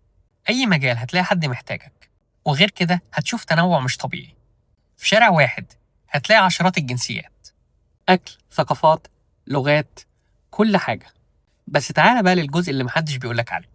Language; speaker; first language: Arabic; native; Arabic